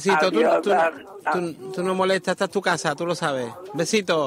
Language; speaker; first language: Spanish; native; Spanish